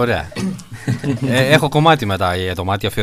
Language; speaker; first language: Greek; native; Greek